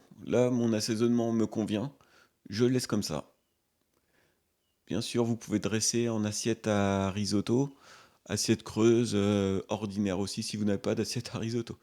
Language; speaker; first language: French; native; French